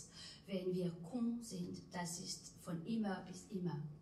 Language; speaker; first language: German; non-native, fluent; French